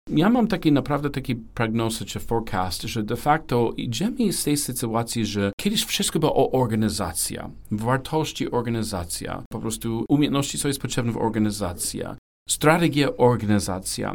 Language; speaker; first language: Polish; non-native, learner; English